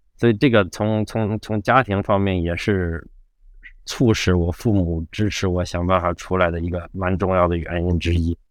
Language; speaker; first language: Chinese; native; Chinese